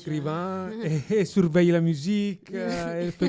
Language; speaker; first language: French; non-native, fluent; Italian